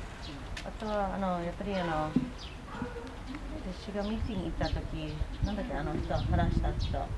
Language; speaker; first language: Japanese; non-native, learner; English